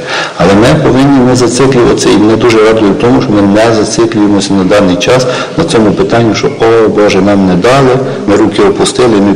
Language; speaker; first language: Ukrainian; native; Ukrainian